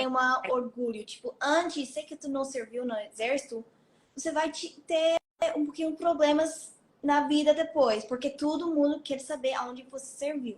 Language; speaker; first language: Portuguese; non-native, fluent; Hebrew